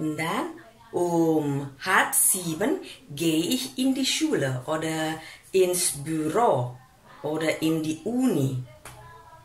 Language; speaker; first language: German; non-native, fluent; Indonesian